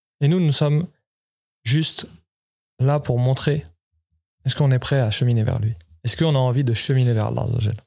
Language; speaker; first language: French; native; French